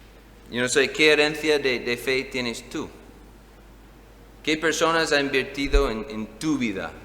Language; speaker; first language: Spanish; non-native, fluent; English